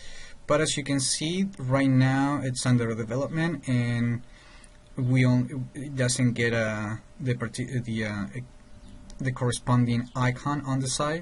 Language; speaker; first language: English; non-native, fluent; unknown